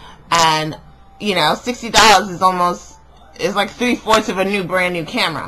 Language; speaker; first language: English; native; English